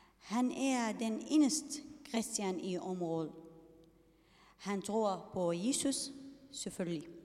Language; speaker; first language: Danish; non-native, learner; Arabic